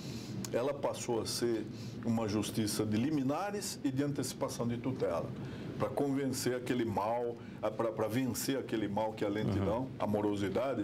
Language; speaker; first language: Portuguese; native; Portuguese